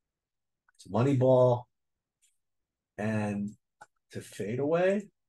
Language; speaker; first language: English; native; English